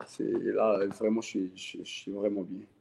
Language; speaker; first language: French; non-native, local second language; Arabic